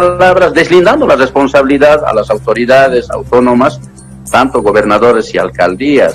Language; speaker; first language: Spanish; native; Spanish